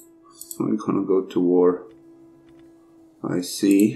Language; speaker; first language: English; non-native, fluent; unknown